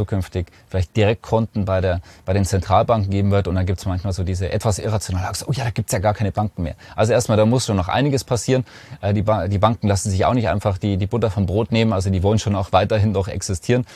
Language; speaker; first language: German; native; German